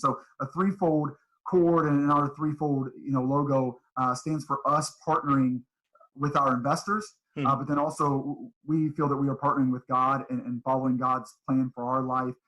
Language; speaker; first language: English; native; English